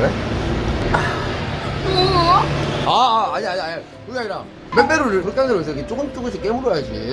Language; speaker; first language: Korean; native; Korean